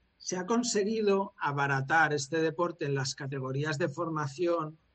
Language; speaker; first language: Spanish; native; Spanish